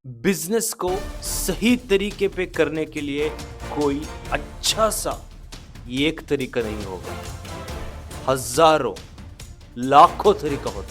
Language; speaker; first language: Hindi; non-native, local second language; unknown